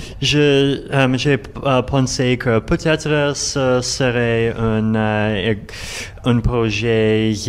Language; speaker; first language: French; non-native, learner; Russian